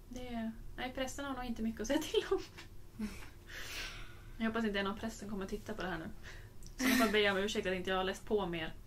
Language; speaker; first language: Swedish; native; Swedish